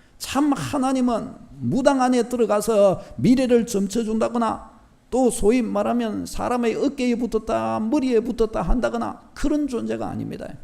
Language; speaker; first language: Korean; native; Korean